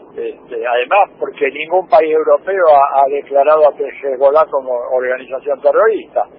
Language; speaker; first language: Spanish; native; Spanish